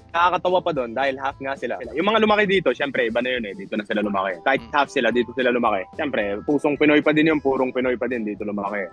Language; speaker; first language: Filipino; non-native, fluent; Arabic